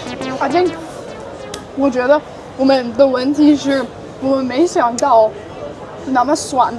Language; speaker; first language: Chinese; non-native, learner; English